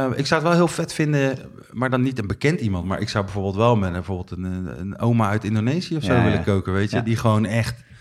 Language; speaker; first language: Dutch; native; Dutch